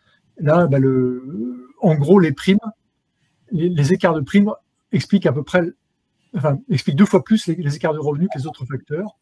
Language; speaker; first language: French; native; French